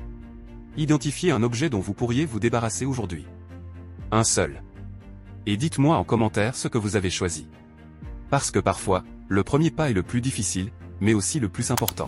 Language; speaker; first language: French; native; French